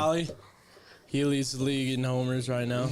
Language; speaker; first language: English; native; English